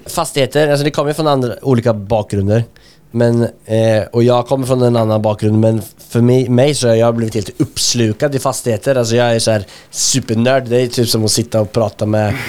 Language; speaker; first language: Swedish; native; Swedish